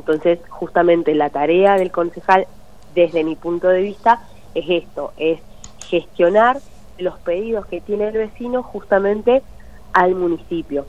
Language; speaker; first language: Spanish; native; Spanish